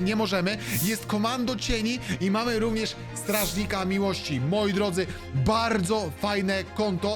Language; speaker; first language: Polish; native; Polish